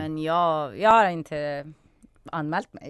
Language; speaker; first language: Swedish; non-native, fluent; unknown